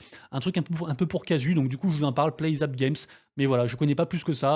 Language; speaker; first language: French; native; French